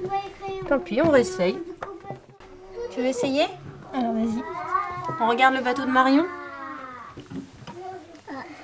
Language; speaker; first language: French; native; French